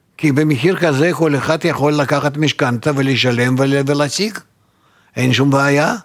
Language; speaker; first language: Hebrew; non-native, fluent; Russian